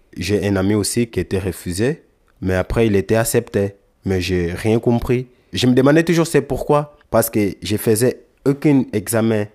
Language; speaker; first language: French; non-native, learner; Lingala